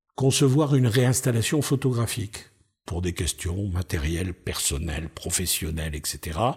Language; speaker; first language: French; native; French